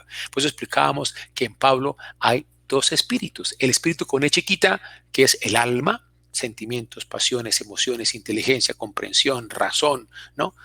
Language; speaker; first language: Spanish; native; Spanish